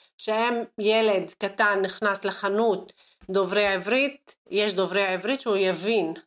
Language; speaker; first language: Hebrew; non-native, local second language; Arabic